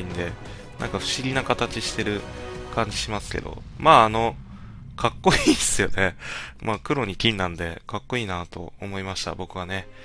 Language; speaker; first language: Japanese; native; Japanese